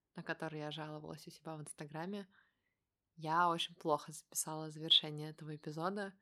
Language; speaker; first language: Russian; native; Russian